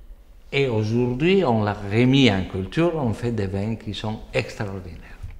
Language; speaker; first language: French; non-native, fluent; Italian